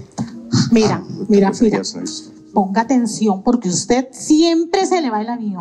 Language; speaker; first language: Spanish; native; Spanish